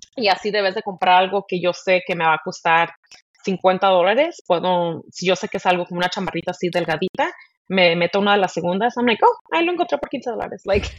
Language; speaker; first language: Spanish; early bilingual, heritage; Spanish